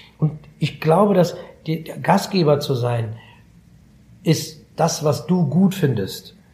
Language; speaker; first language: German; early bilingual, other home language; Arabic